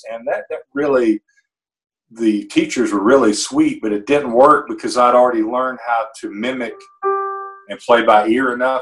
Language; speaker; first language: English; native; English